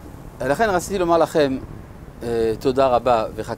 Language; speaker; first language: Hebrew; non-native, fluent; French